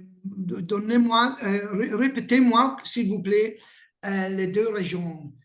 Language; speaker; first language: French; non-native, learner; Italian